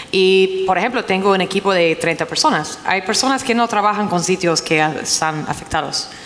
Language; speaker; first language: Spanish; non-native, fluent; English